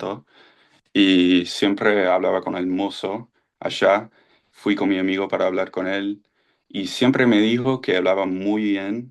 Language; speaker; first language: Spanish; non-native, fluent; English